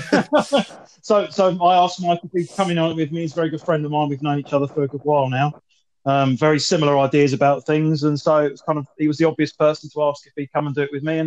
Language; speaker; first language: English; native; English